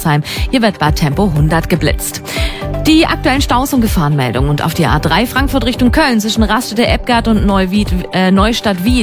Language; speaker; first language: German; native; German